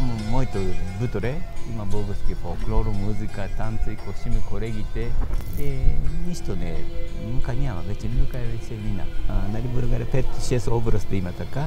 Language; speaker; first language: Bulgarian; non-native, learner; Japanese